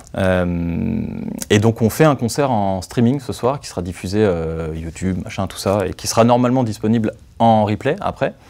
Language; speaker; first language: French; native; French